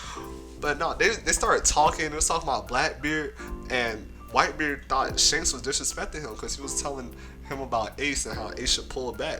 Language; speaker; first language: English; native; English